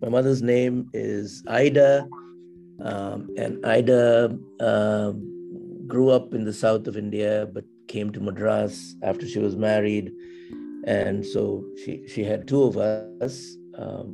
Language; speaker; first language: English; non-native, local second language; Tamil